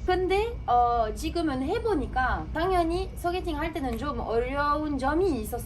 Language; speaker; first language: Korean; non-native, fluent; French